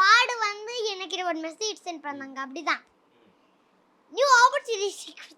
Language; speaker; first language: Tamil; non-native, local second language; Tulu